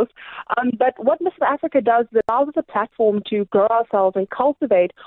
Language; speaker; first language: English; native; English